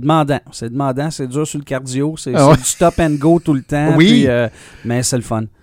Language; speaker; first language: French; native; French